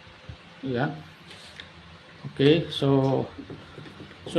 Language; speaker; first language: Filipino; native; Filipino